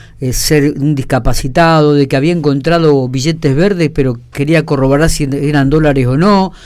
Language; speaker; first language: Spanish; native; Spanish